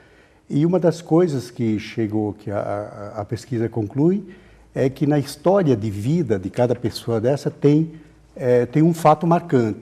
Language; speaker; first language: Portuguese; native; Portuguese